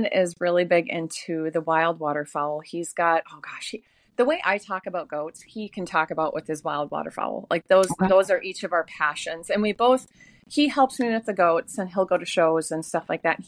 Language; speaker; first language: English; native; English